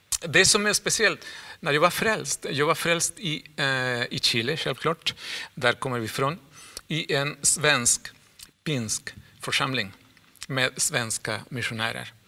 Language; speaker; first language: Swedish; non-native, fluent; Spanish